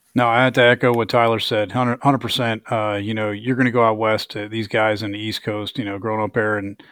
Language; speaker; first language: English; native; English